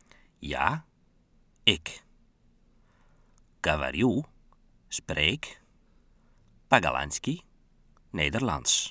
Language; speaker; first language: Russian; non-native, fluent; Dutch